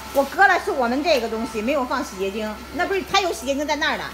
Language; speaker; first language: Chinese; native; Chinese